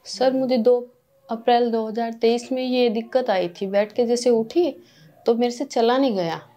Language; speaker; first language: Hindi; native; Hindi